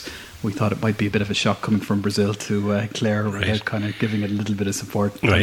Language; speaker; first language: English; native; English